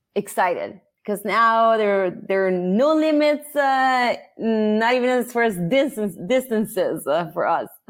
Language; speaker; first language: English; non-native, fluent; Italian